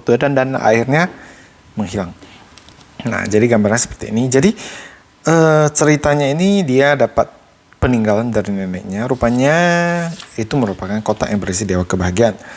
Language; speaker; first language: Indonesian; native; Indonesian